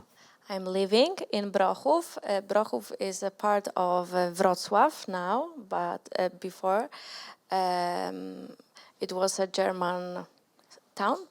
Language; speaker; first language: English; non-native, learner; Polish